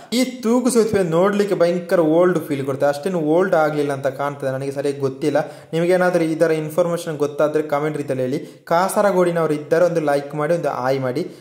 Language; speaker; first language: Kannada; non-native, local second language; Tulu